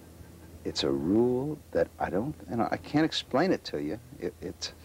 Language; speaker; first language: English; native; English